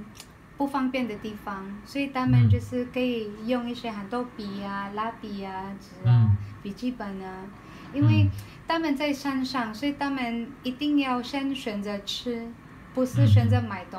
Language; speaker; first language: Chinese; non-native, learner; Filipino